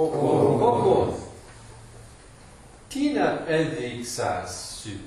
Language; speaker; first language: Greek; non-native, fluent; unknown